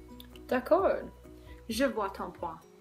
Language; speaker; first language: French; non-native, learner; English